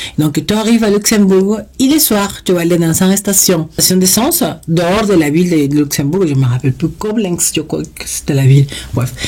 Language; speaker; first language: French; non-native, fluent; Spanish